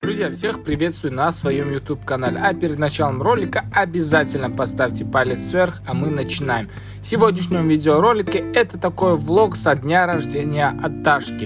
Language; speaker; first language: Russian; non-native, fluent; Turkmen